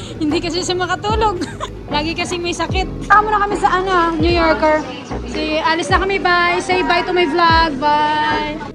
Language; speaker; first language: Filipino; native; Filipino